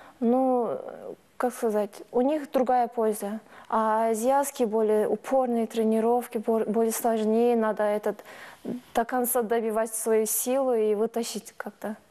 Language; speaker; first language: Russian; non-native, local second language; Turkish